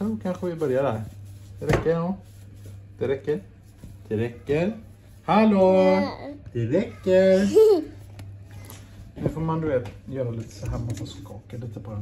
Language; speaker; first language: Swedish; native; Swedish